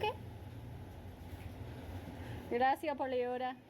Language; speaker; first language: Spanish; non-native, learner; English